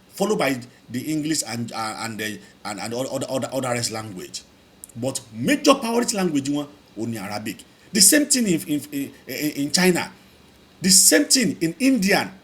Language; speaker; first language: English; non-native, local second language; Yoruba